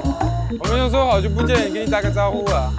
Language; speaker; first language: Chinese; non-native, fluent; French